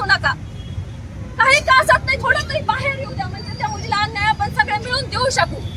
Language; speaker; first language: Marathi; native; Marathi